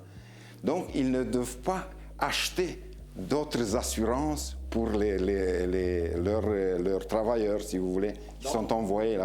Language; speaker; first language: French; non-native, fluent; Romanian